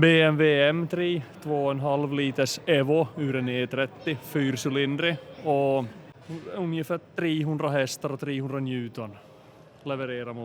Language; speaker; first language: Swedish; native; Swedish